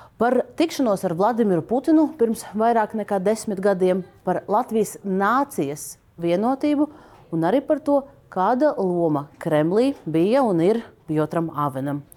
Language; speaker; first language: Latvian; native; Latvian